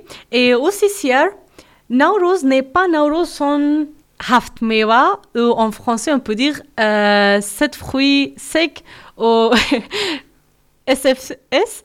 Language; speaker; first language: French; non-native, learner; Persian